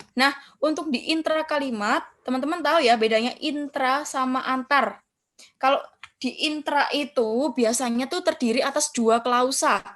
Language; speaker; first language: Indonesian; non-native, local second language; Javanese